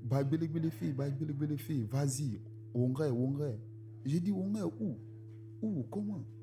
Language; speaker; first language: French; non-native, local second language; Susu